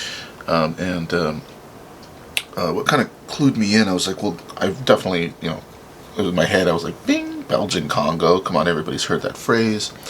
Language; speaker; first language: English; native; English